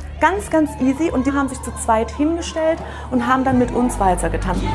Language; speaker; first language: German; native; German